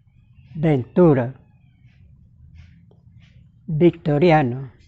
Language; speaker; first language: Spanish; native; Spanish